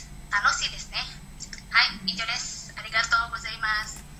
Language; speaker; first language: Japanese; non-native, learner; Indonesian